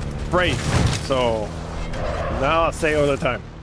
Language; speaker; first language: English; non-native, local second language; Spanish